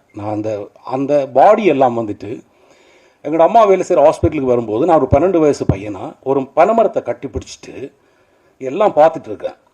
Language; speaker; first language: Tamil; native; Tamil